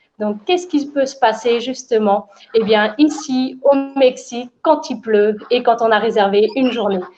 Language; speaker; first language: French; native; French